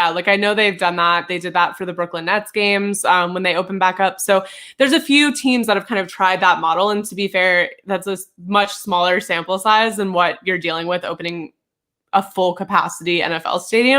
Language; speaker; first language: English; native; English